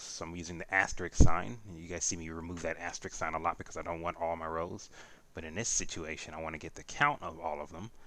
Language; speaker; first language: English; native; English